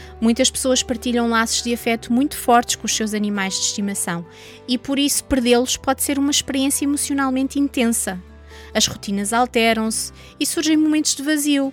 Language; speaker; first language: Portuguese; native; Portuguese